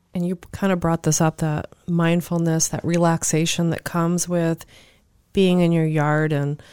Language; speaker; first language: English; native; English